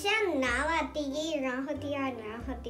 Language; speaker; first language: Chinese; early bilingual, heritage; Chinese